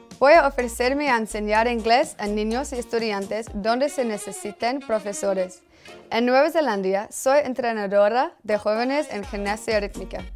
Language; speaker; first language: Spanish; non-native, fluent; English